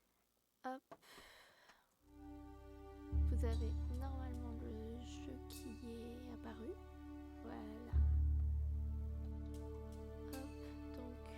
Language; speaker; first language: French; native; French